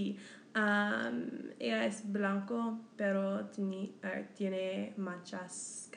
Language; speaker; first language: Spanish; non-native, learner; English